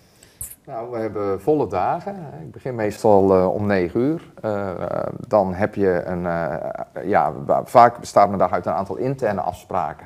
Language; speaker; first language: Dutch; native; Dutch